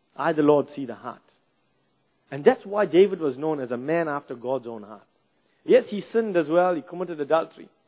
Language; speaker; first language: English; native; English